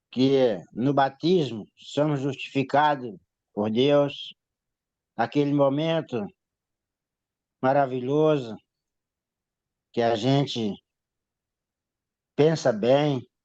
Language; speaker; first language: Portuguese; native; Portuguese